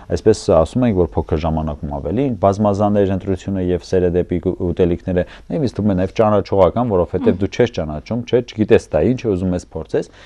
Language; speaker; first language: Armenian; native; Armenian